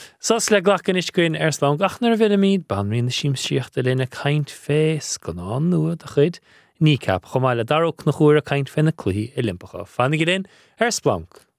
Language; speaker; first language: Irish; native; Irish